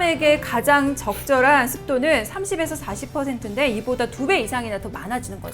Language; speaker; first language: Korean; native; Korean